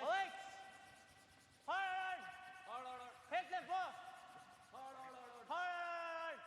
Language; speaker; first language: Norwegian; native; Norwegian